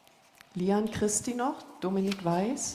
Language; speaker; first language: German; native; German